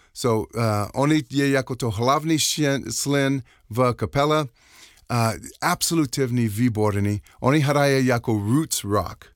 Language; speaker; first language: Czech; non-native, learner; English